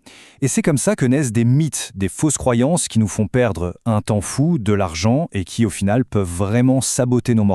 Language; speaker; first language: French; native; French